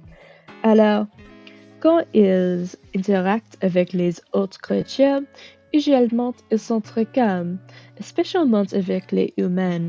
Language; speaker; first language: French; non-native, learner; English